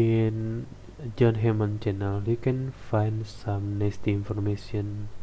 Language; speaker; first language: English; non-native, learner; Indonesian